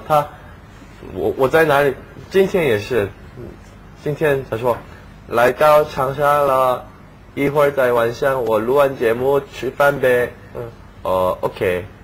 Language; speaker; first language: Chinese; non-native, learner; English